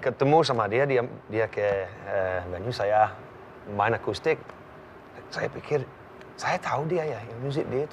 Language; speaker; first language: Indonesian; non-native, learner; English